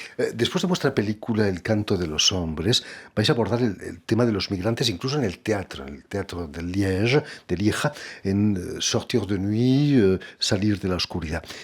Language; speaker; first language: Spanish; native; Spanish